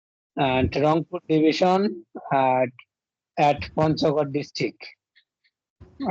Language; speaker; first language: English; non-native, learner; Bangla